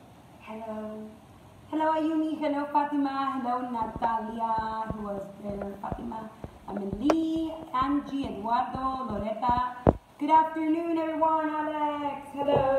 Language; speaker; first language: English; non-native, fluent; Spanish